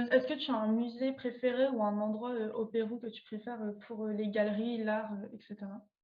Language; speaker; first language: French; native; French